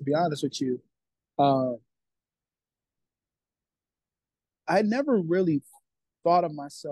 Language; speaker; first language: English; native; English